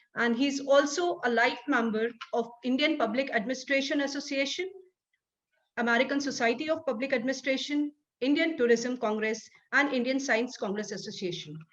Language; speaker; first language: English; non-native, local second language; Hindi